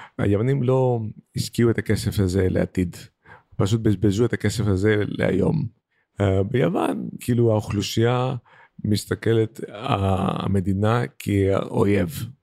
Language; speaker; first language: Hebrew; non-native, fluent; Greek